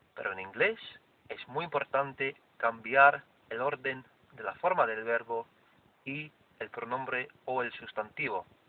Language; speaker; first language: Spanish; non-native, fluent; English